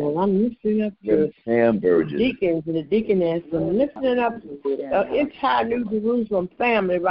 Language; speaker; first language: English; native; English